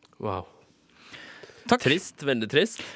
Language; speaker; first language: Norwegian; native; Norwegian